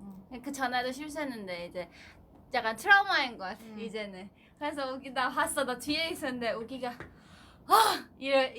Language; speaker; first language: Korean; non-native, fluent; Thai